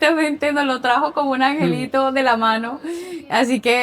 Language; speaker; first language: Spanish; native; Spanish